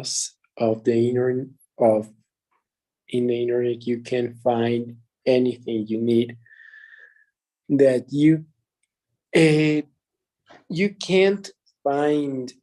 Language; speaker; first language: English; non-native, learner; Spanish